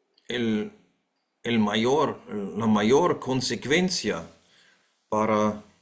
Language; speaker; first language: Spanish; non-native, fluent; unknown